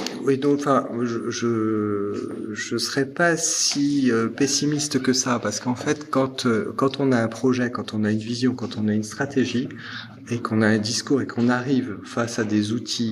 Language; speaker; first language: French; native; French